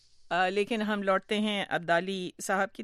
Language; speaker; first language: Urdu; native; Urdu